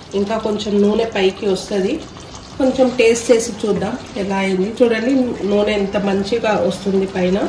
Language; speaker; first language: Telugu; non-native, local second language; Urdu